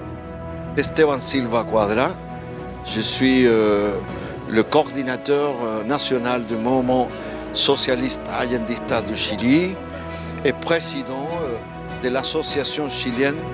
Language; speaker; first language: French; non-native, fluent; Spanish